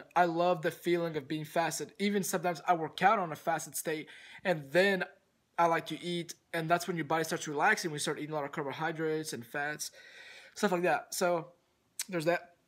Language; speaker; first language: English; early bilingual, other home language; Russian